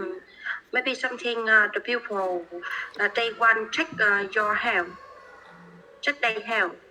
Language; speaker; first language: English; non-native, learner; Vietnamese